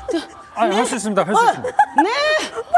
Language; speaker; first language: Korean; native; Korean